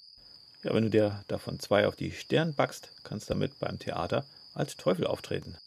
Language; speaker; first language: German; native; German